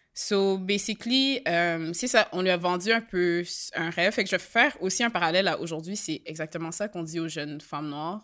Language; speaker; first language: French; native; French